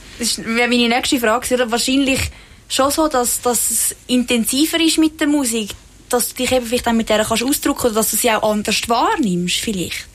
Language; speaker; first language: German; native; German